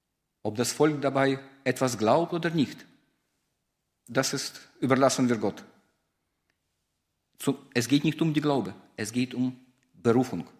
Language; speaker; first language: German; non-native, fluent; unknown